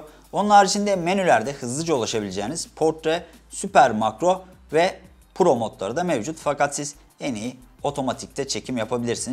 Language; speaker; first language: Turkish; native; Turkish